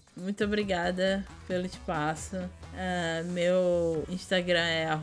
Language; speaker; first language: Portuguese; native; Portuguese